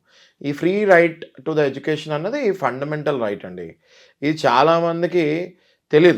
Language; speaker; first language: Telugu; native; Telugu